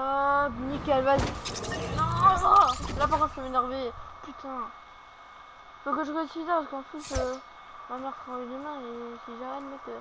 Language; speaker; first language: French; native; French